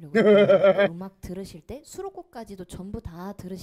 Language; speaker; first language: Korean; native; Korean